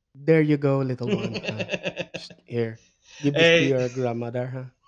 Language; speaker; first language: English; early bilingual, other home language; Filipino